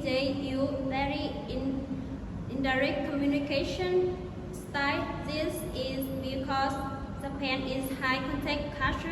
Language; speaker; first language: English; non-native, learner; Vietnamese